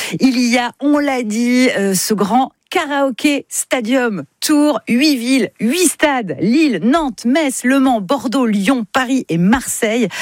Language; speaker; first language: French; native; French